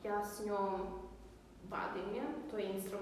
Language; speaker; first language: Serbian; early bilingual, heritage; Serbian